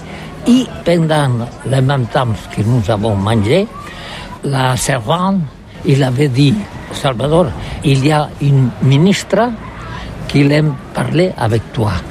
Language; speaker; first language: French; non-native, learner; Catalan